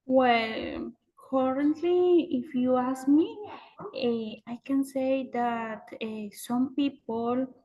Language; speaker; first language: English; non-native, learner; Spanish